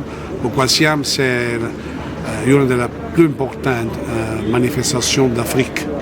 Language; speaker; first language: French; non-native, fluent; Italian